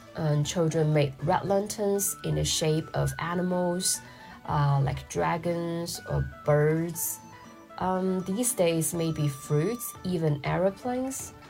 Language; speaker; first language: English; non-native, fluent; Chinese